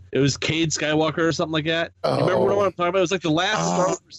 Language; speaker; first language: English; native; English